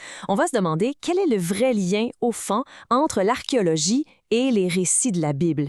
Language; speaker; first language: French; native; French